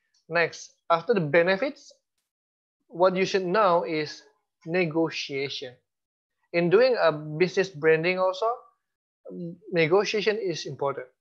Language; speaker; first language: English; non-native, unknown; Indonesian